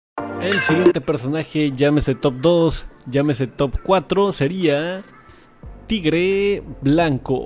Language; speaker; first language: Spanish; native; Spanish